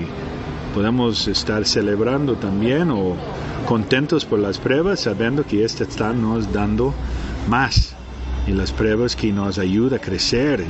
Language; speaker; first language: Spanish; non-native, fluent; Portuguese